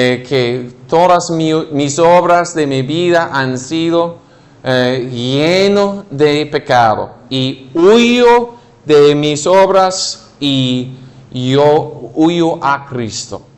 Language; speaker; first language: Spanish; non-native, fluent; English